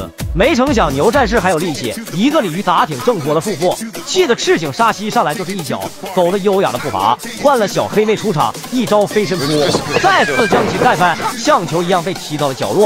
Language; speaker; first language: Chinese; native; Chinese